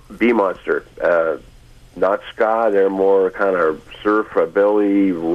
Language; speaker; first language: English; native; English